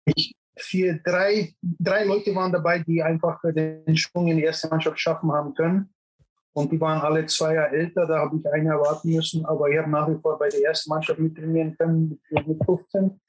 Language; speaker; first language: German; native; German